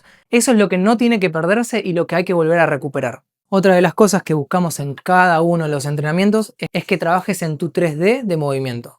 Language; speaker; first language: Spanish; native; Spanish